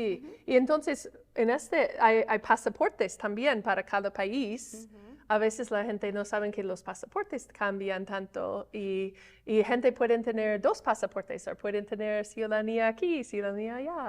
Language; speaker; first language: Spanish; non-native, fluent; English